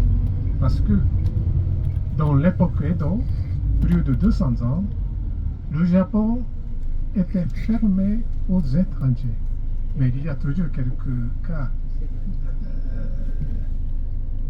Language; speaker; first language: French; non-native, fluent; Japanese